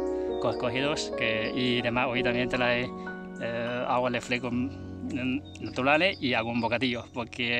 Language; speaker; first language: Spanish; non-native, learner; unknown